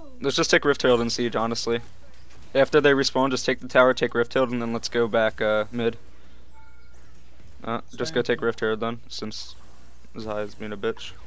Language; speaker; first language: English; native; English